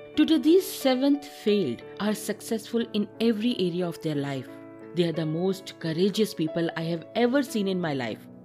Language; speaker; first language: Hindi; native; Hindi